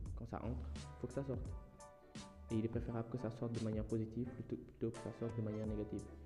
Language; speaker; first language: French; native; French